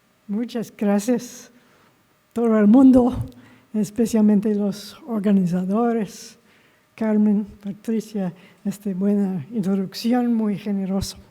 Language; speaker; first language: Spanish; non-native, fluent; English